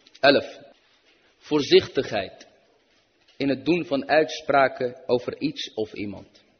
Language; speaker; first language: Dutch; early bilingual, other home language; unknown